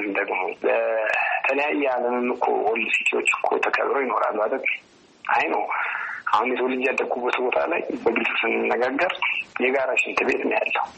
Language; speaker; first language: Amharic; native; Amharic